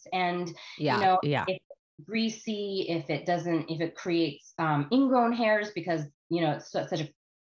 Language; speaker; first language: English; native; English